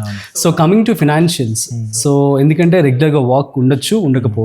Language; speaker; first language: Telugu; native; Telugu